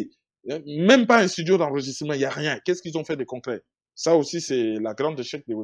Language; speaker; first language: French; non-native, local second language; Lingala